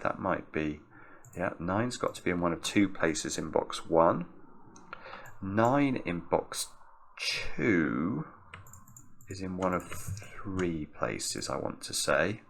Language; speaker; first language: English; native; English